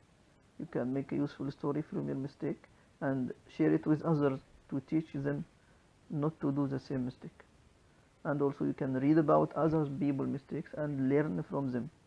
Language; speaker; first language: English; non-native, local second language; Arabic